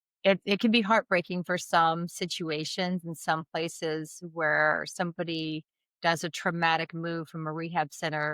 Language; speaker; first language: English; native; English